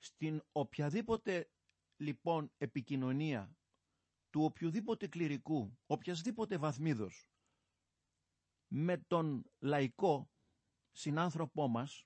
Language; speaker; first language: Greek; native; Greek